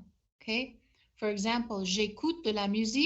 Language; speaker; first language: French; non-native, fluent; English